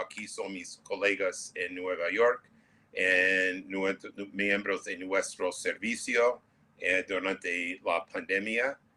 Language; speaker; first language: Spanish; non-native, fluent; English